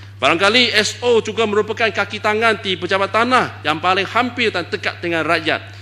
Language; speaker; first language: Malay; non-native, local second language; Chinese